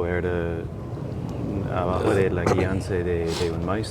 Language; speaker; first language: Spanish; non-native, fluent; English